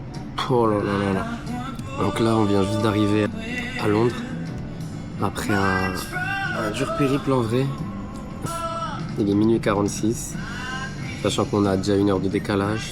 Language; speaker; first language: French; native; French